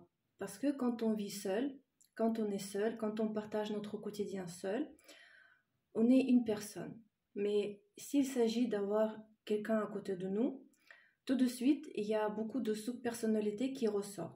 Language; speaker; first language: French; non-native, fluent; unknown